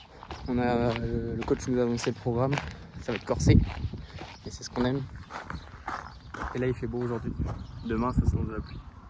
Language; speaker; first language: French; native; French